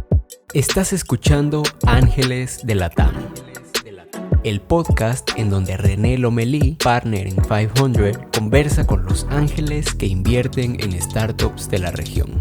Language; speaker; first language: Spanish; native; Spanish